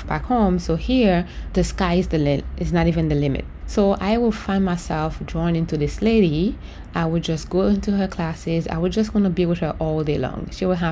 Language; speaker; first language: English; non-native, fluent; Haitian Creole